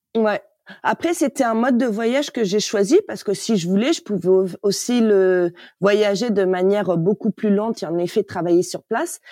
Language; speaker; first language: French; native; French